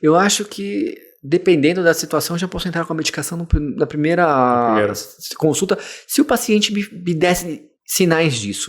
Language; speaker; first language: Portuguese; native; Portuguese